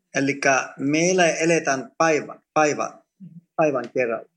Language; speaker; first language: Finnish; non-native, fluent; Greek